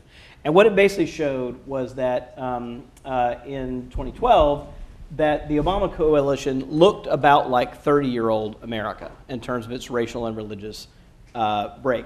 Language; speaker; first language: English; native; English